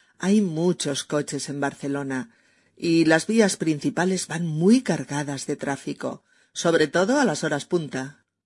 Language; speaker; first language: Spanish; native; Spanish